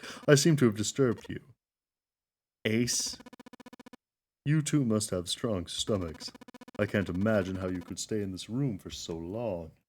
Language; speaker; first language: English; native; English